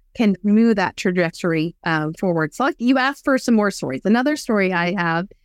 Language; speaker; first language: English; native; English